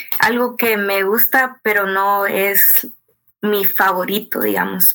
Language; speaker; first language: Spanish; early bilingual, heritage; Spanish